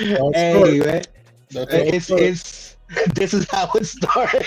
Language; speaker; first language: English; native; English